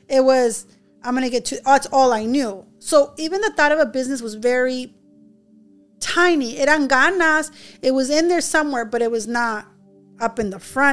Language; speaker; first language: English; early bilingual, other home language; Spanish